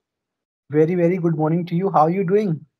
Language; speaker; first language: English; non-native, learner; Hindi